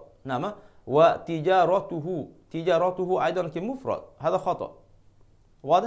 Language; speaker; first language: Arabic; non-native, fluent; Malay